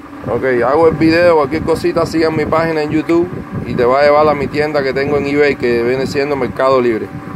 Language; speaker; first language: Spanish; native; Spanish